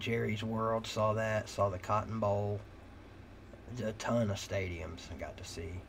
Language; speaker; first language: English; native; English